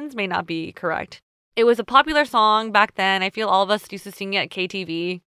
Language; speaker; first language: English; early bilingual, other home language; Chinese